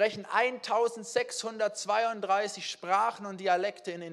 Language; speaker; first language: German; native; German